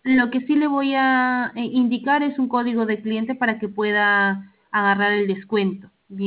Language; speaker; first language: Spanish; native; Spanish